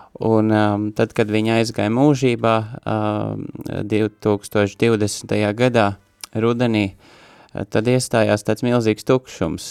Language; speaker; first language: Latvian; native; Latvian